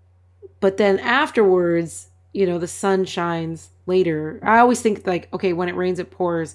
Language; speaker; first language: English; native; English